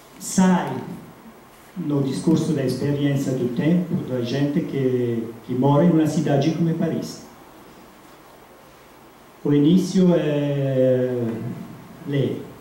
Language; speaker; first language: Portuguese; non-native, fluent; Italian